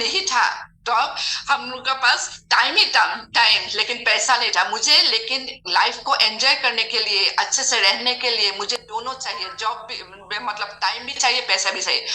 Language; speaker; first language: Hindi; non-native, local second language; Assamese